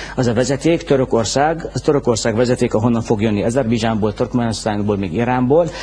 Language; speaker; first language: Hungarian; non-native, fluent; Arabic